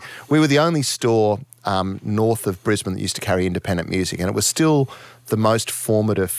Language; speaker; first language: English; native; English